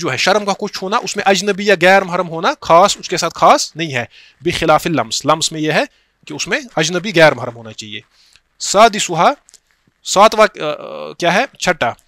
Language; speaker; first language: Urdu; non-native, local second language; Kashmiri